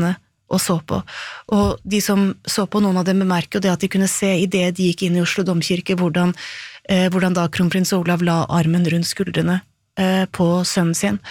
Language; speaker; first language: Norwegian; native; Norwegian